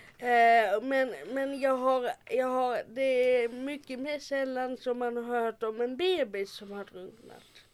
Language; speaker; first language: Swedish; native; Swedish